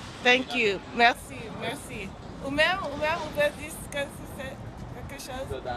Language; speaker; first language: Haitian Creole; early bilingual, heritage; English